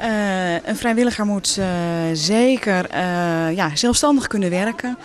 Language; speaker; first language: Dutch; native; Dutch